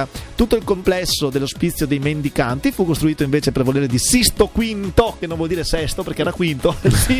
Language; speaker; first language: Italian; native; Italian